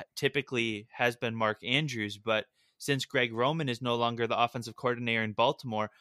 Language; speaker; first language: English; native; English